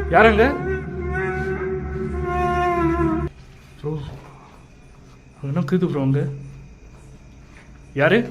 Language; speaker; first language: Tamil; native; Tamil